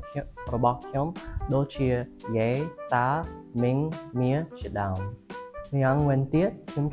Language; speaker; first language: Khmer; non-native, learner; English